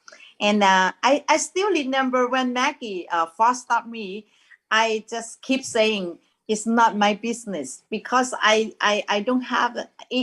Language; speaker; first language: English; non-native, learner; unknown